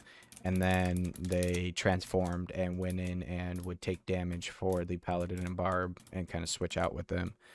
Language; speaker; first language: English; native; English